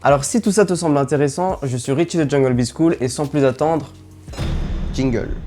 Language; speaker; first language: French; native; French